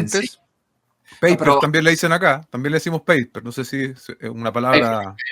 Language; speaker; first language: Spanish; native; Spanish